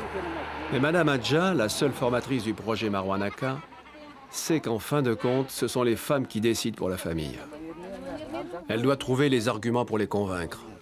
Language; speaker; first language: French; native; French